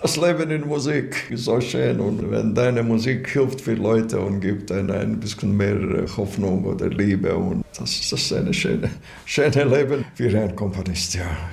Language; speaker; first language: German; non-native, learner; Latvian